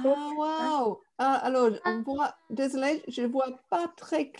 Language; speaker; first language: French; non-native, fluent; English